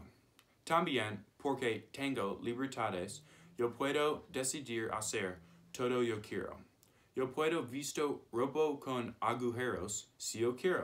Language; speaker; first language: Spanish; non-native, learner; English